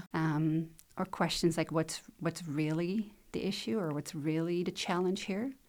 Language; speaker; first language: English; non-native, fluent; Dutch